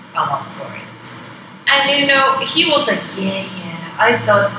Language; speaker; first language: English; non-native, fluent; Estonian